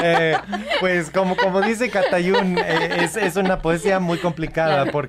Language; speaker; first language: Spanish; non-native, fluent; English